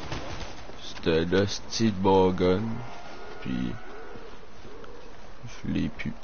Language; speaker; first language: French; native; French